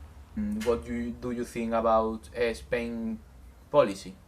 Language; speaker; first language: English; non-native, learner; Spanish